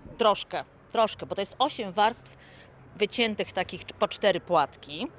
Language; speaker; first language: Polish; native; Polish